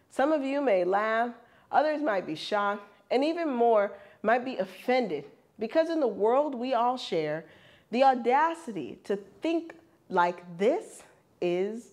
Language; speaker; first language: English; non-native, fluent; German